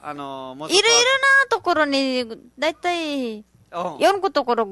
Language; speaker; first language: Japanese; non-native, learner; Nepali